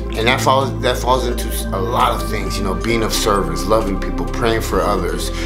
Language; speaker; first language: English; early bilingual, other home language; Spanish